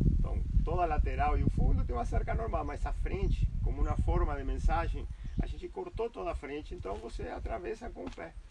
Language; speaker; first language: Portuguese; non-native, fluent; Spanish